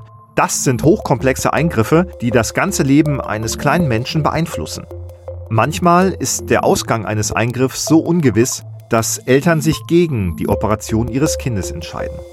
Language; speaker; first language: German; native; German